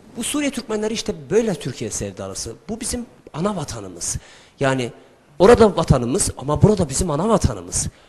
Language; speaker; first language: Turkish; early bilingual, heritage; Turkish